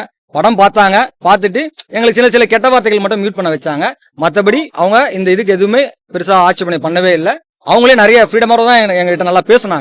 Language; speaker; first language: Tamil; native; Tamil